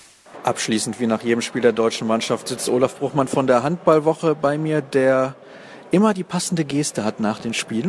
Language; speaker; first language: German; native; German